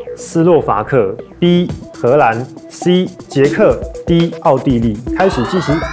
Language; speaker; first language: Chinese; native; Chinese